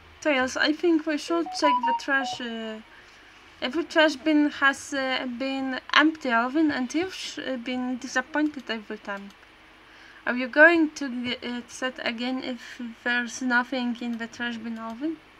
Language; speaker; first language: English; non-native, learner; Polish